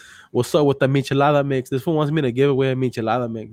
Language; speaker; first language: English; early bilingual, other home language; Spanish